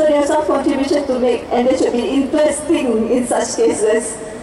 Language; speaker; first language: English; non-native, local second language; Malay